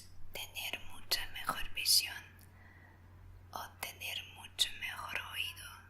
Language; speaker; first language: Spanish; non-native, fluent; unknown